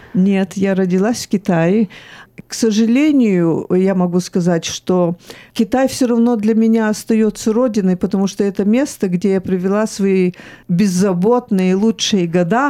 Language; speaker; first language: Russian; early bilingual, heritage; Russian